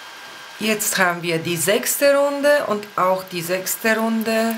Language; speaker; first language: German; non-native, fluent; Polish